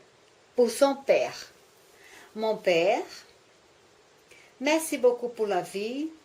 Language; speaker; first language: French; non-native, learner; Portuguese